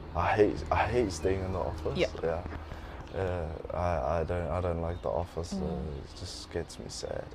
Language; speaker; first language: English; early bilingual, other home language; Tongan